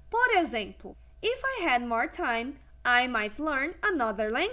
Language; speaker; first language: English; non-native, fluent; Portuguese